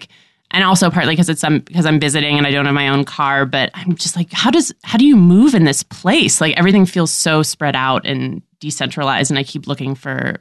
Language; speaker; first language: English; native; English